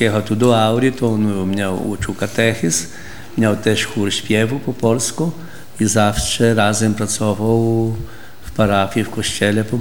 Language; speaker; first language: Polish; early bilingual, heritage; Polish